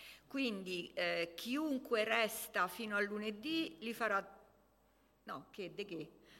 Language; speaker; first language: Italian; native; Italian